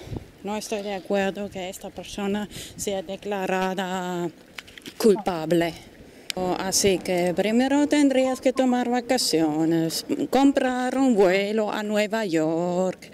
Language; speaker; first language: Spanish; non-native, fluent; German